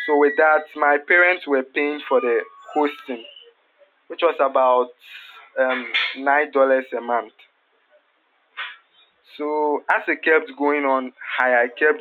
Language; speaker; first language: English; non-native, local second language; Akan